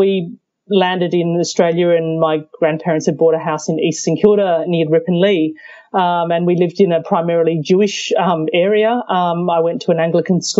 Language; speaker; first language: English; early bilingual, other home language; Cantonese